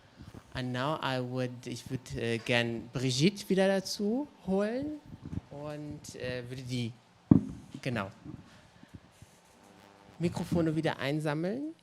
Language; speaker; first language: German; native; German